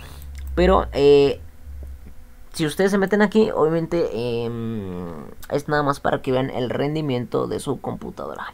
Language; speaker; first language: Spanish; native; Spanish